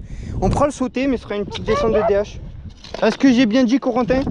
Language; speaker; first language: French; native; French